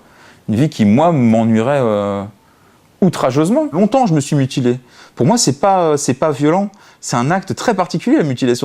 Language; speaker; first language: French; native; French